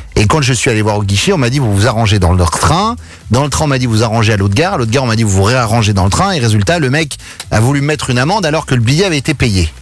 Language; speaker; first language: French; native; French